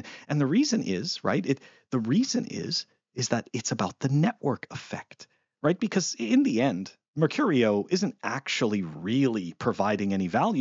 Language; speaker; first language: English; native; English